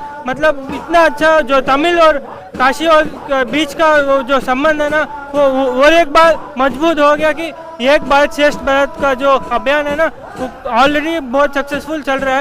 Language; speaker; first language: Hindi; non-native, local second language; Tamil